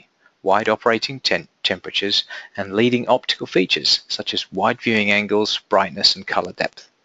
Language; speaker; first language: English; native; English